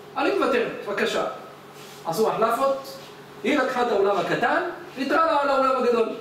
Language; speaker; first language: Hebrew; native; Hebrew